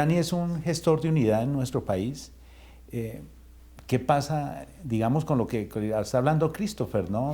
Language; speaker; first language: Spanish; native; Spanish